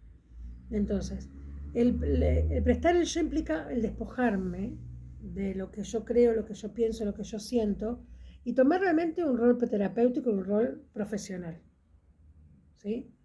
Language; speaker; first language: Spanish; native; Spanish